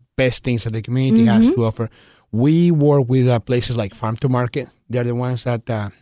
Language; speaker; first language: English; early bilingual, other home language; Spanish